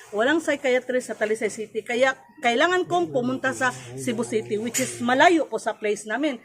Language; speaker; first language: Filipino; non-native, local second language; Cebuano